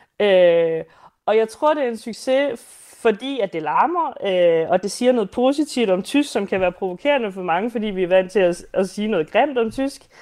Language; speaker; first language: Danish; native; Danish